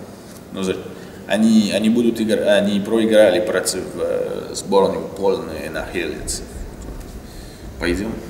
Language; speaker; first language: Russian; non-native, learner; French